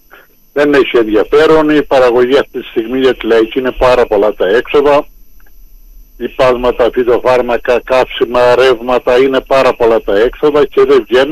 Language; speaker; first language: Greek; native; Greek